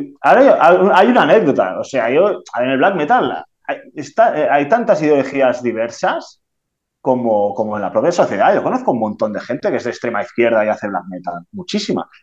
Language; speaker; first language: Spanish; non-native, local second language; Catalan